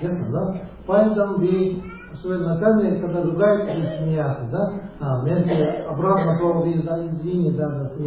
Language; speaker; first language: Russian; non-native, learner; Tibetan